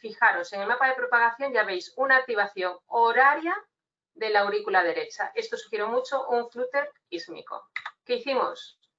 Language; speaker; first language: Spanish; native; Spanish